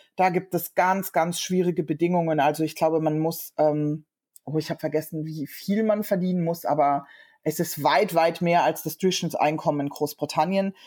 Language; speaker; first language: German; native; German